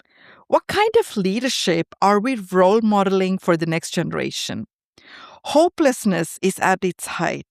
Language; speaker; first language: English; non-native, fluent; Tamil